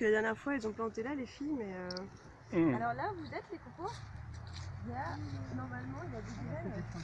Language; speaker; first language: French; native; French